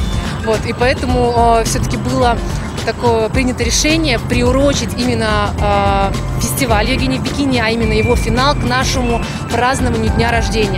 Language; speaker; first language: Russian; native; Russian